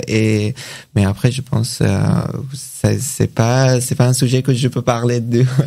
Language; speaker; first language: French; non-native, learner; Persian